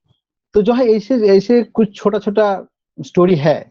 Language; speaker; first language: Hindi; non-native, local second language; Bangla